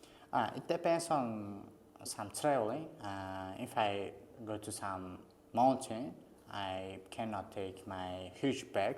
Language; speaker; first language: English; non-native, learner; Uzbek